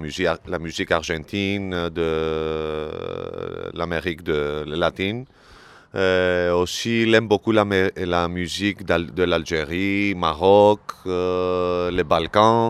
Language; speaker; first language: French; non-native, learner; Greek